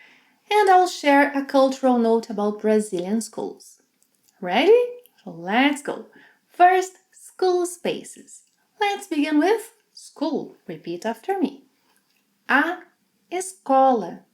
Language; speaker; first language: English; non-native, fluent; Portuguese